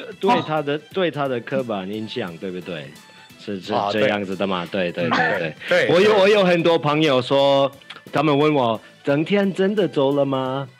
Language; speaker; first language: Chinese; non-native, learner; English